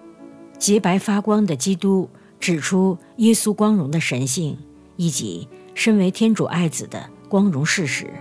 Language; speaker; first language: Chinese; native; Chinese